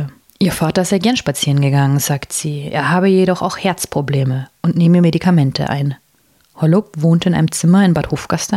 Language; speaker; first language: German; native; German